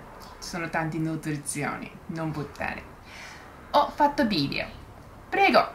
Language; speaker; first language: Italian; non-native, learner; Japanese